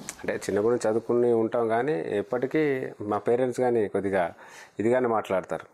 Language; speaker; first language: Telugu; non-native, local second language; Lambadi